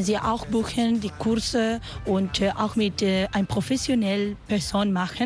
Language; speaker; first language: German; non-native, learner; Spanish